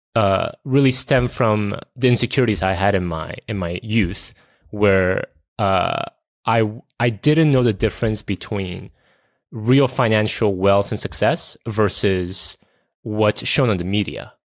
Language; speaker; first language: English; early bilingual, other home language; Korean